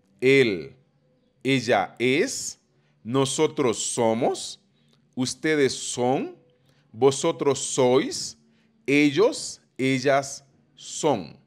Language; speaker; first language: Spanish; non-native, fluent; Haitian Creole